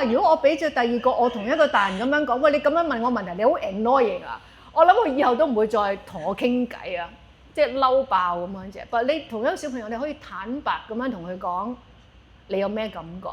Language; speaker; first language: Cantonese; native; Cantonese